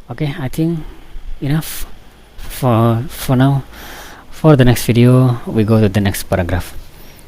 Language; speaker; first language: English; non-native, fluent; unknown